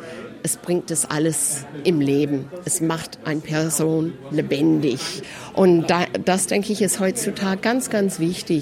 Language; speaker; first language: German; early bilingual, heritage; German